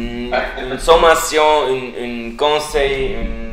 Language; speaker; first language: French; non-native, learner; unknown